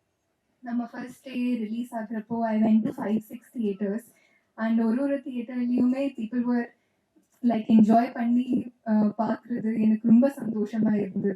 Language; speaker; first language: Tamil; non-native, local second language; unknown